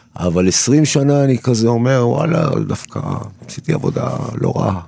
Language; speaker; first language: Hebrew; early bilingual, other home language; Turkish